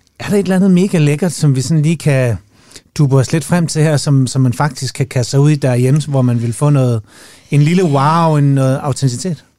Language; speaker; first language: Danish; native; Danish